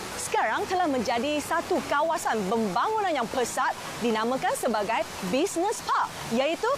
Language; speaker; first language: Malay; native; Malay